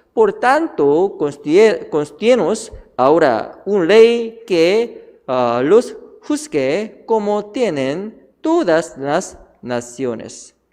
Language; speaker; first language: Spanish; non-native, learner; Korean